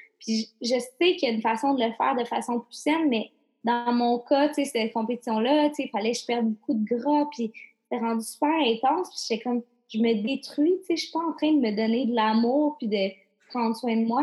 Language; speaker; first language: French; native; French